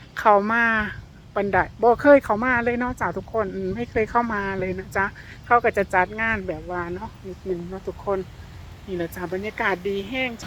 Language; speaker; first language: Thai; non-native, local second language; Northeastern Thai